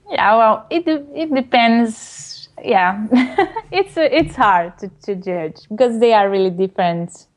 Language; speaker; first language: English; non-native, fluent; Portuguese